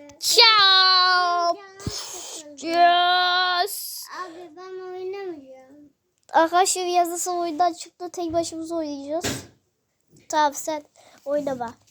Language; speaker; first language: Turkish; native; Turkish